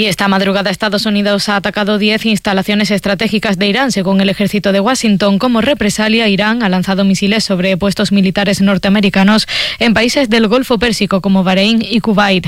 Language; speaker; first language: Spanish; native; Spanish